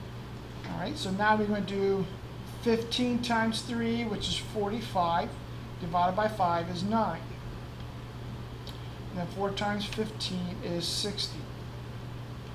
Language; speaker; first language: English; native; English